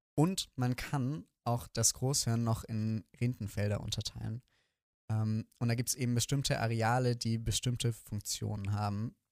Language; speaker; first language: German; native; German